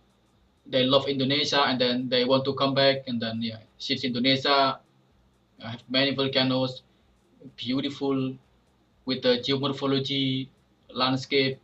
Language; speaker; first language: English; non-native, fluent; Indonesian